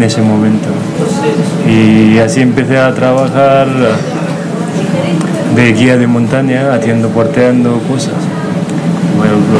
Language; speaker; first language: Spanish; non-native, learner; Nepali